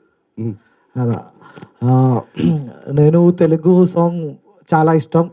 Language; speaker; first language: Telugu; non-native, learner; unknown